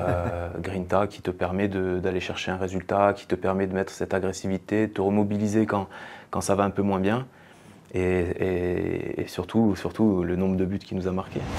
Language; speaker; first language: French; native; French